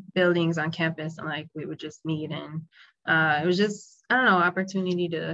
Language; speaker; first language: English; native; English